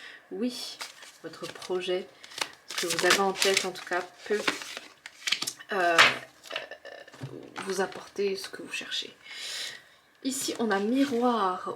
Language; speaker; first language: French; native; French